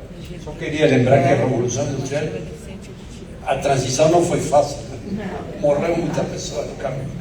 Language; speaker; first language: Portuguese; non-native, fluent; Spanish